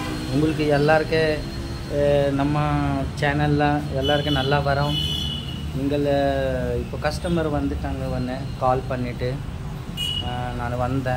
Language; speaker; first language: Tamil; non-native, local second language; Hindi